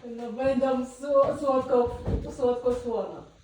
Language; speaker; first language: Polish; non-native, fluent; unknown